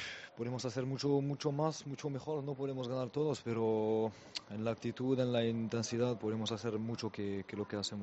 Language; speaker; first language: Spanish; non-native, learner; French